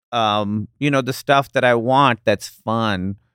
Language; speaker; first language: English; non-native, local second language; Urdu